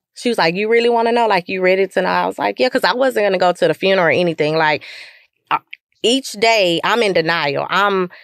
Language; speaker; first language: English; native; English